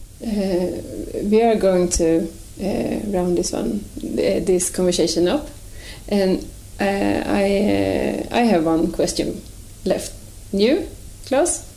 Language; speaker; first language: English; non-native, fluent; Swedish